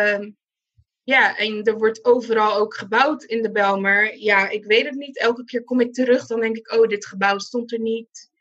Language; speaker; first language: Dutch; non-native, local second language; Papiamento